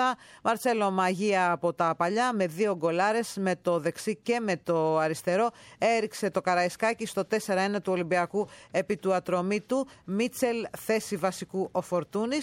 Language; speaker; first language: Greek; native; Greek